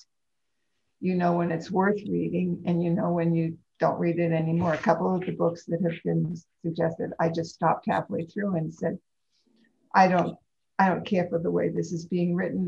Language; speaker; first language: English; native; English